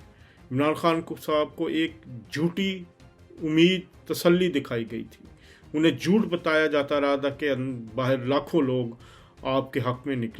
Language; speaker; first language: Urdu; native; Urdu